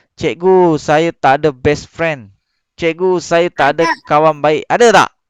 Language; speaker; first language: Malay; native; Malay